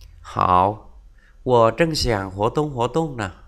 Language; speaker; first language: Chinese; non-native, fluent; Vietnamese